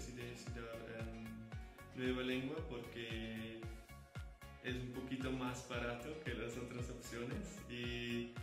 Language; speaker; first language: Spanish; non-native, learner; German